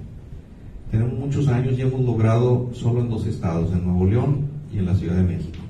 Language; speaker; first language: Spanish; native; Spanish